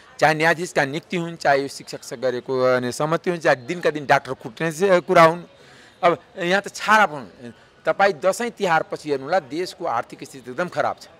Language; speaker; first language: Nepali; non-native, local second language; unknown